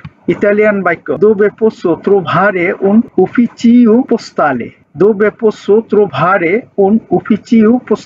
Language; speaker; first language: Italian; non-native, fluent; Bangla